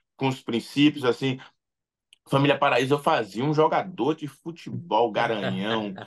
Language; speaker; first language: Portuguese; native; Portuguese